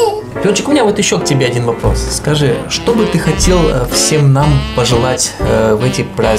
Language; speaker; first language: Russian; native; Russian